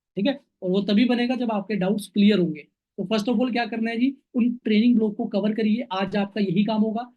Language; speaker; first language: Hindi; native; Hindi